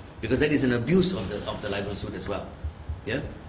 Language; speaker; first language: English; non-native, local second language; Tamil